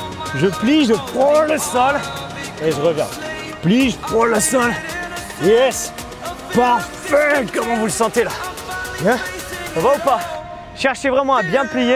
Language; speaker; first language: French; native; French